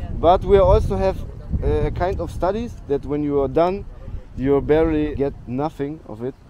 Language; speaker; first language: English; non-native, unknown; German